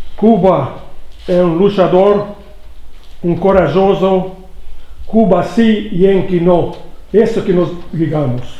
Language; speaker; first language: Spanish; non-native, learner; Hungarian